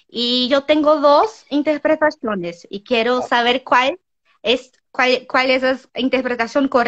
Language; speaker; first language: Spanish; non-native, learner; Portuguese